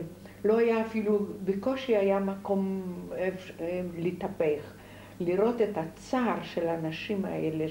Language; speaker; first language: Hebrew; non-native, fluent; Polish